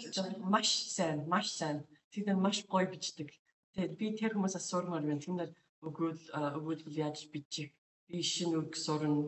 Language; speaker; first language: Mongolian; non-native, learner; English